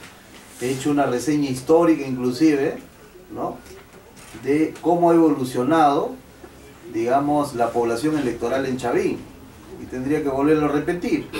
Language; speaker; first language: Spanish; native; Spanish